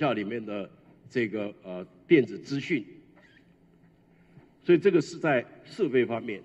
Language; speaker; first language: Chinese; native; Chinese